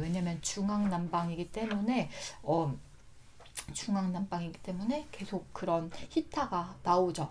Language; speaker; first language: Korean; native; Korean